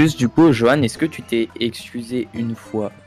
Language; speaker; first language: French; native; French